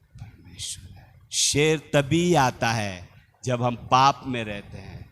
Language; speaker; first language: Hindi; non-native, local second language; Telugu